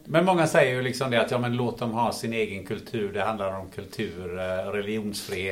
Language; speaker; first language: Swedish; native; Swedish